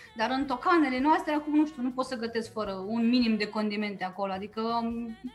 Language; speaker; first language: Romanian; native; Romanian